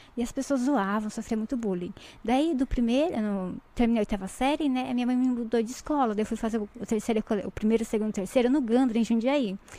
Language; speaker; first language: Portuguese; native; Portuguese